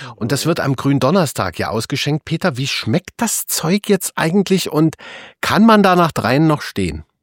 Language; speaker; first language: German; native; German